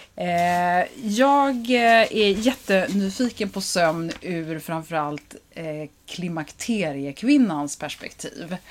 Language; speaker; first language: Swedish; native; Swedish